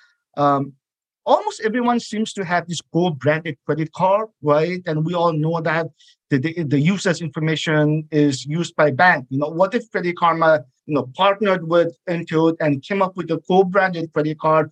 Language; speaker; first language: English; non-native, local second language; Nepali